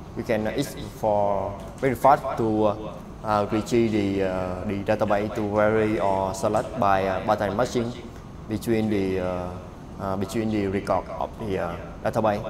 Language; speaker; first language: English; non-native, learner; Vietnamese